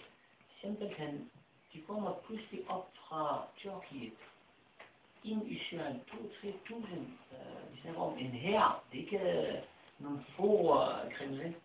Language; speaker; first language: Danish; non-native, fluent; Arabic